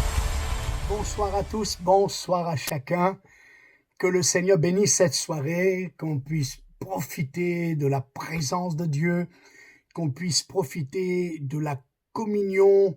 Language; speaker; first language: French; native; French